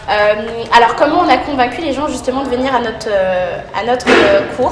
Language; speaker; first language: French; native; French